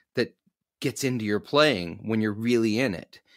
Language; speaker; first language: English; native; English